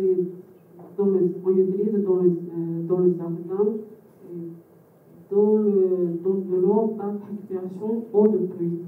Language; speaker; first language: French; non-native, fluent; Japanese